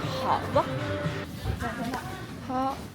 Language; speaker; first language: Chinese; non-native, learner; Mongolian